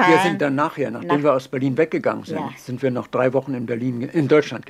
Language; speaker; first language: German; native; German